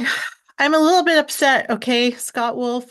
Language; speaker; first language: English; native; English